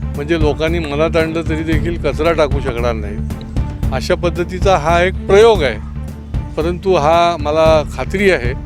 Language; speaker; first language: Marathi; native; Marathi